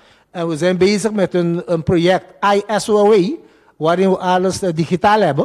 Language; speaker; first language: Dutch; non-native, local second language; Papiamento